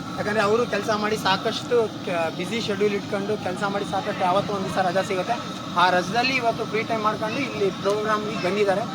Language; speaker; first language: Kannada; non-native, local second language; Urdu